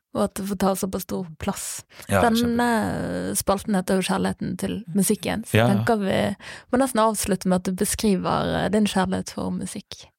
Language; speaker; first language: Norwegian; native; Norwegian